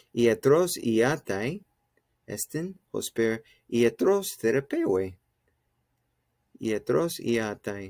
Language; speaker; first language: Greek; non-native, fluent; English